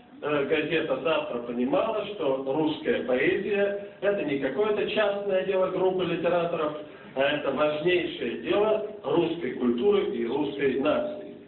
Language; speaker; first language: Russian; native; Russian